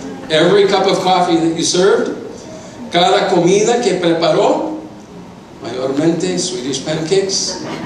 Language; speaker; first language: English; native; English